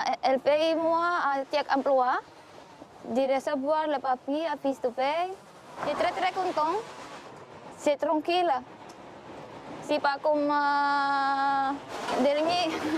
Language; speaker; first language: French; non-native, learner; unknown